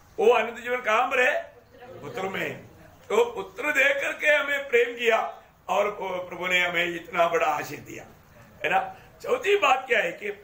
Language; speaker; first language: Hindi; non-native, local second language; Malayalam